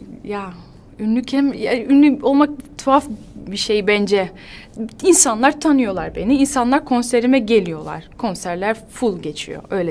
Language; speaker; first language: Turkish; early bilingual, heritage; Dutch